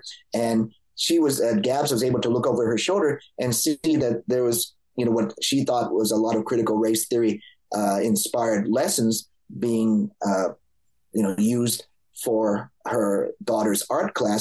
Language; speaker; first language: English; native; English